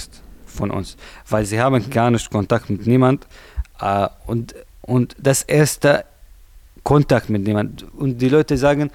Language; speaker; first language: German; non-native, learner; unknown